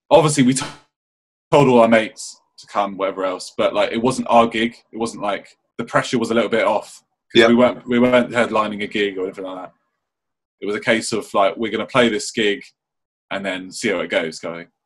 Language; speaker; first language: English; native; English